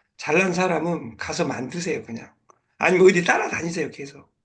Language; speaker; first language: Korean; native; Korean